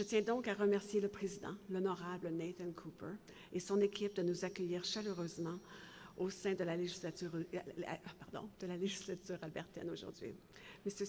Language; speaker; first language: French; native; French